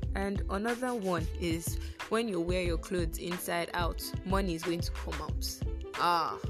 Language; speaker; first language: English; non-native, local second language; Yoruba